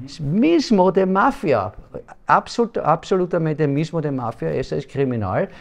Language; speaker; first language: Spanish; non-native, learner; German